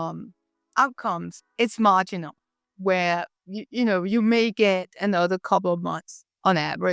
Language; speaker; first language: English; non-native, fluent; Danish